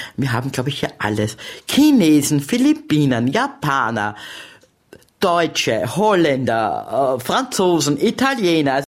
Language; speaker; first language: German; native; German